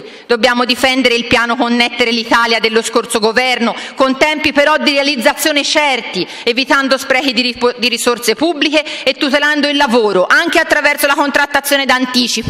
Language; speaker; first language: Italian; native; Italian